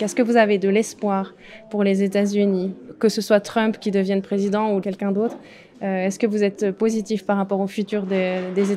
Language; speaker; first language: French; native; French